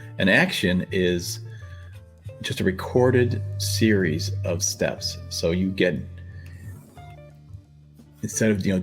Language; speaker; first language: English; native; English